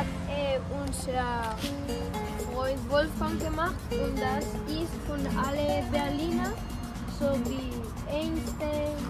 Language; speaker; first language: German; non-native, learner; Spanish